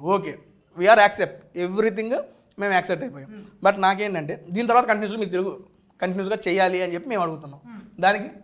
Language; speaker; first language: Telugu; native; Telugu